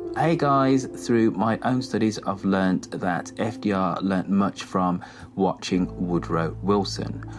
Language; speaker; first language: English; native; English